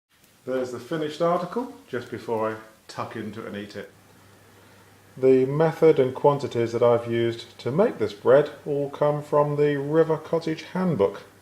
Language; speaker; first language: English; native; English